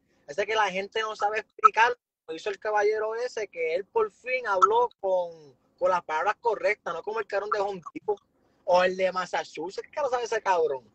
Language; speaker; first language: Spanish; native; Spanish